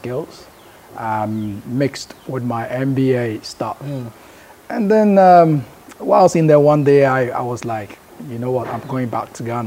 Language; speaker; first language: English; non-native, local second language; Akan